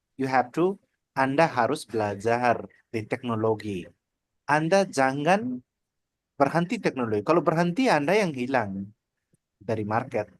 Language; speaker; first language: Indonesian; non-native, learner; Nepali